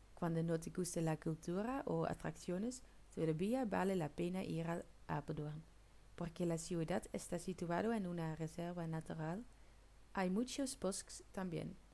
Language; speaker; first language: Spanish; non-native, learner; Dutch